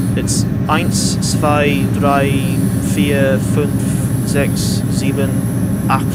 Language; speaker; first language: English; native; English